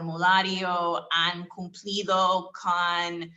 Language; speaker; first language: Spanish; non-native, fluent; English